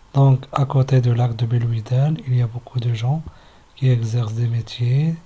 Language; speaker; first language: French; non-native, local second language; Arabic